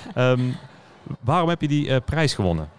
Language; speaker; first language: Dutch; native; Dutch